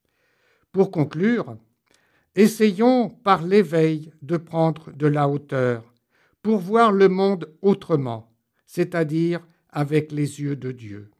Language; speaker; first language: French; native; French